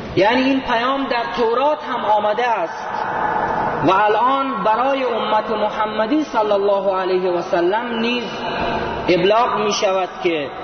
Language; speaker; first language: Persian; native; Persian